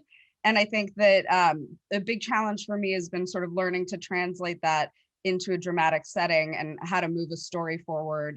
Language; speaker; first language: English; native; English